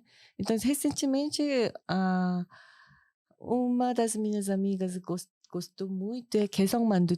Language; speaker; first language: Portuguese; non-native, fluent; Korean